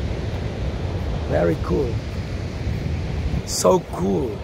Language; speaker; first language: English; non-native, learner; Indonesian